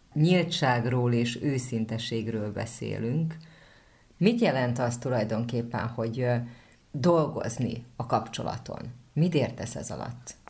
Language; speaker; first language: Hungarian; native; Hungarian